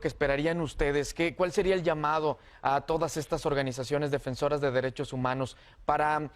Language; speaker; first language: Spanish; native; Spanish